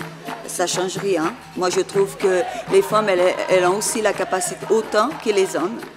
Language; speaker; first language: French; non-native, fluent; Portuguese